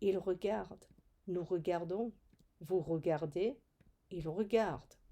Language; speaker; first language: French; non-native, fluent; English